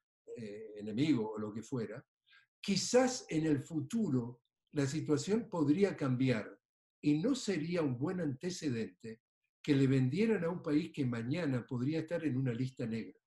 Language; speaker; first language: Spanish; native; Spanish